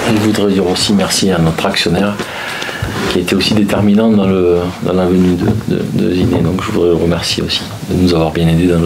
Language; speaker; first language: French; native; French